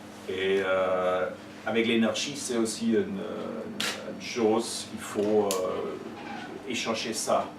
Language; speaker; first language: French; non-native, learner; German